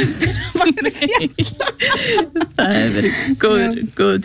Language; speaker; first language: Icelandic; native; Icelandic